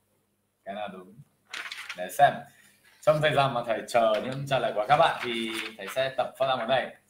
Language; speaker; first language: Vietnamese; non-native, fluent; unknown